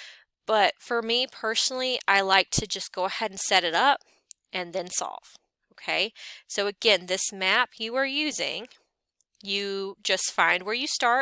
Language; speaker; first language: English; native; English